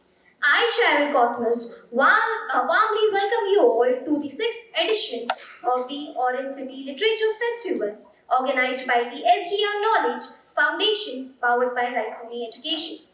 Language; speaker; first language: English; non-native, local second language; Hindi